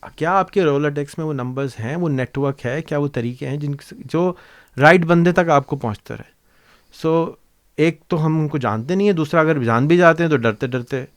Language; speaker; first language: Urdu; native; Urdu